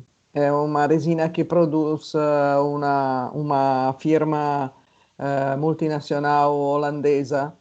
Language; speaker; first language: Portuguese; non-native, fluent; Italian